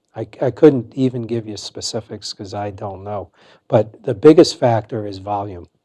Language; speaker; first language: English; native; English